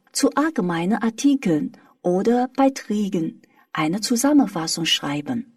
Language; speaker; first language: German; non-native, fluent; Chinese